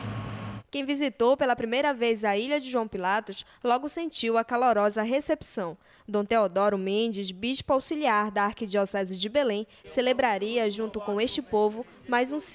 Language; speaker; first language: Portuguese; native; Portuguese